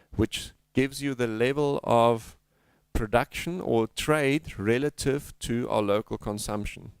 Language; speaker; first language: English; non-native, local second language; Afrikaans